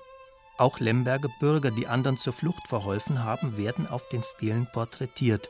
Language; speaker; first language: German; native; German